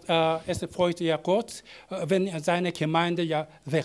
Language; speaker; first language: German; non-native, learner; Korean